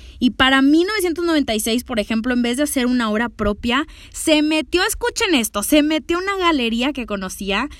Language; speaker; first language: Spanish; native; Spanish